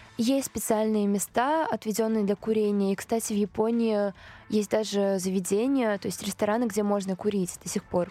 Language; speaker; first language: Russian; early bilingual, other home language; Japanese